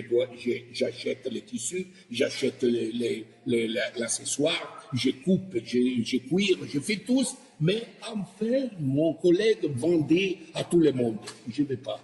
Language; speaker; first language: French; non-native, learner; Italian